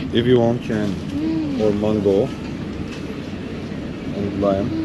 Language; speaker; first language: English; non-native, learner; Turkish